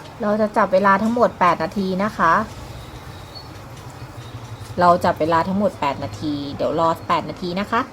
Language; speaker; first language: Thai; native; Thai